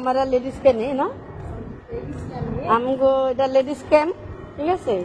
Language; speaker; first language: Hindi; non-native, learner; Bangla